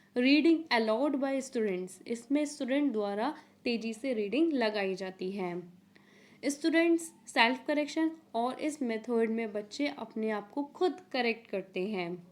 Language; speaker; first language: Hindi; native; Hindi